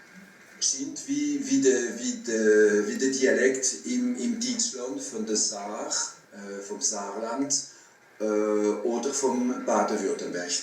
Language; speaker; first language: German; non-native, fluent; French